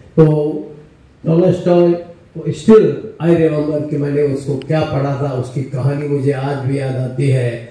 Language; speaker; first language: Hindi; native; Hindi